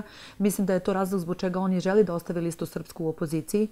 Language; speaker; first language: Serbian; native; Serbian